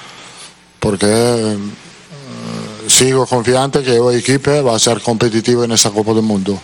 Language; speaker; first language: Portuguese; non-native, fluent; Italian